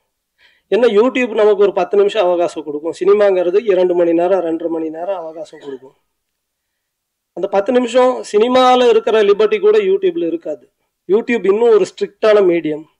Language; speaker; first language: Tamil; native; Tamil